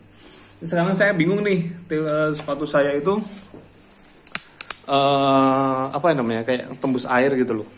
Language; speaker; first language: Indonesian; non-native, local second language; Javanese